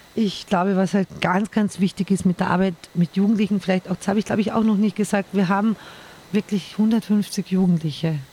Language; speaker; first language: German; early bilingual, other home language; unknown